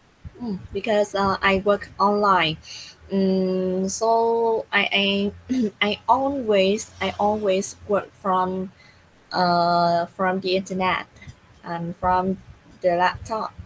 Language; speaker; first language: English; non-native, learner; Vietnamese